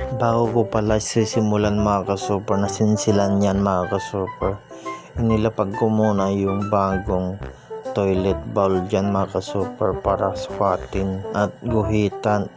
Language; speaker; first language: Filipino; non-native, local second language; Iloko